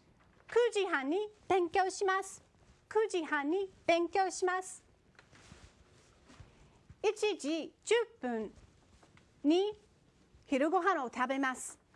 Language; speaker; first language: Japanese; non-native, fluent; English